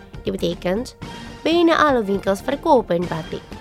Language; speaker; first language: Dutch; non-native, fluent; Indonesian